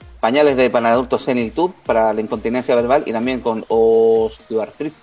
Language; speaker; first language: Spanish; native; Spanish